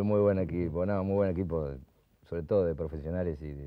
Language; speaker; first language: Spanish; native; Spanish